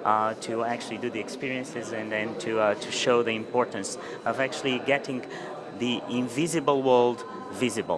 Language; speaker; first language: English; non-native, fluent; Portuguese